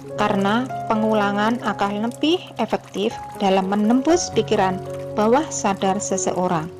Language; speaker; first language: Indonesian; native; Indonesian